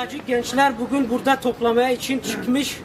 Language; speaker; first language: Turkish; non-native, learner; Tajik